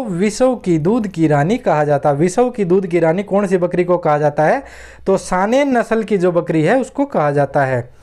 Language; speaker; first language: Hindi; native; Hindi